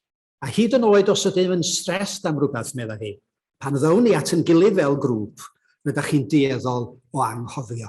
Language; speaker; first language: Welsh; native; Welsh